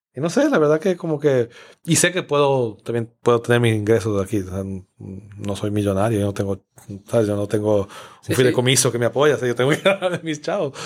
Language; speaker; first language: Spanish; native; Spanish